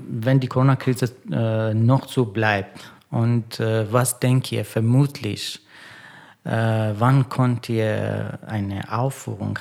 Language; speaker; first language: German; non-native, learner; Persian